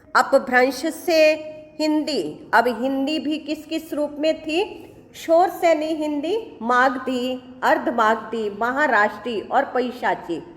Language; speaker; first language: Hindi; native; Hindi